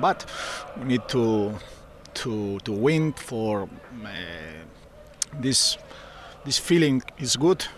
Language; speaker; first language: English; non-native, learner; Spanish